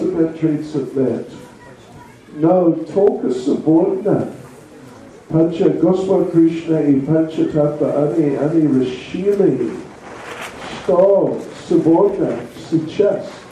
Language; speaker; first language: Russian; non-native, learner; English